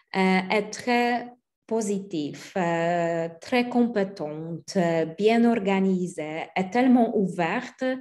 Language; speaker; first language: French; non-native, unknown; Polish